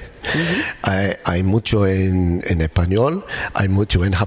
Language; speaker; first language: Spanish; non-native, learner; English